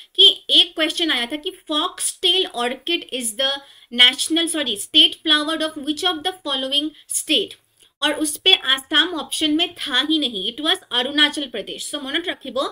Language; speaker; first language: Hindi; non-native, local second language; Assamese